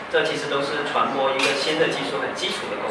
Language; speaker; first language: Chinese; native; Chinese